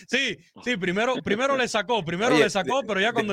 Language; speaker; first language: Spanish; native; Spanish